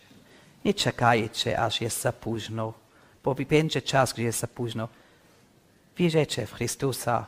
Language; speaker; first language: Polish; non-native, learner; English